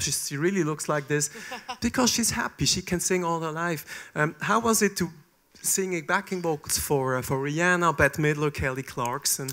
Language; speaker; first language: English; non-native, fluent; German